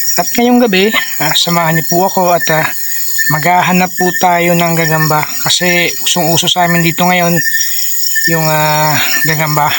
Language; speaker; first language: Filipino; non-native, local second language; Cebuano